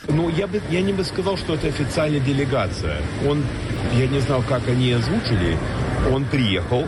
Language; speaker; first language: Russian; non-native, learner; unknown